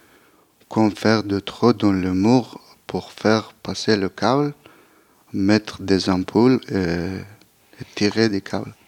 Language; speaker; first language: French; non-native, learner; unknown